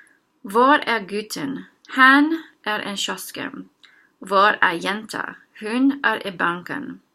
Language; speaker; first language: Norwegian; non-native, learner; English